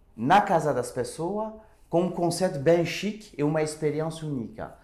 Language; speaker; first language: Portuguese; non-native, fluent; French